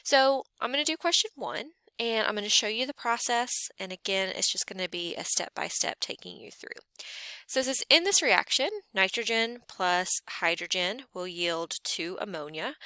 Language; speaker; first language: English; native; English